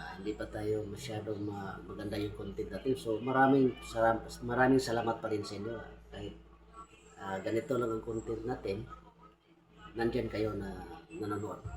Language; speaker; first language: Filipino; non-native, local second language; Cebuano